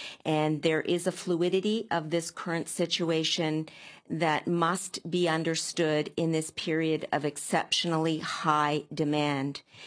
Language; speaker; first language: English; native; English